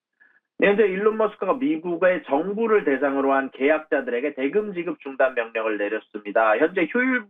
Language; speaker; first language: Korean; native; Korean